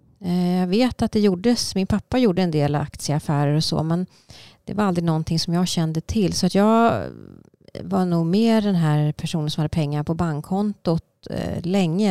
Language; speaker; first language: Swedish; native; Swedish